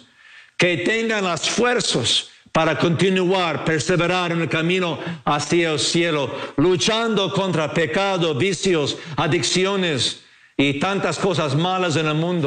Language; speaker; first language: Spanish; non-native, fluent; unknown